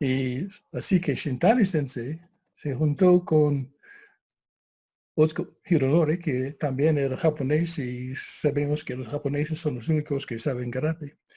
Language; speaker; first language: Spanish; non-native, fluent; English